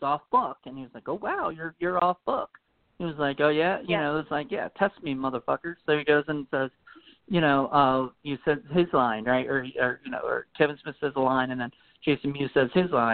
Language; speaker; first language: English; native; English